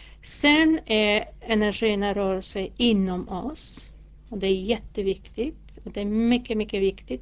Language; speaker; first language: Swedish; non-native, fluent; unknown